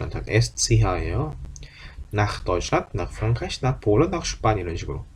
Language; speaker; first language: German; non-native, fluent; Korean